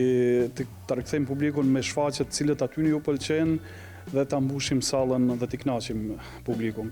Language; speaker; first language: Albanian; native; Albanian